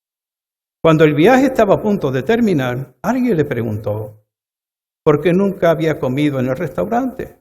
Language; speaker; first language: Spanish; native; Spanish